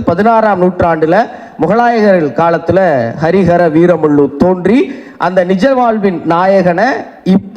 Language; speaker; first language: Tamil; native; Tamil